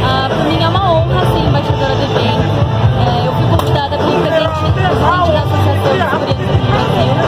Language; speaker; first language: Portuguese; early bilingual, other home language; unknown